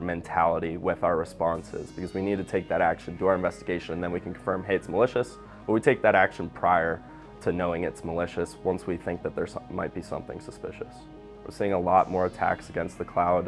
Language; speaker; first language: English; native; English